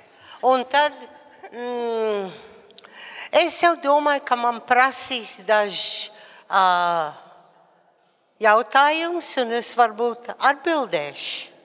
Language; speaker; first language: Latvian; early bilingual, heritage; Latvian